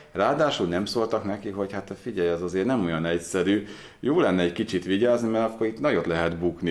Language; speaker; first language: Hungarian; native; Hungarian